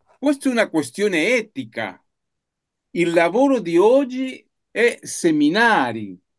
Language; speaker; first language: Italian; non-native, learner; Spanish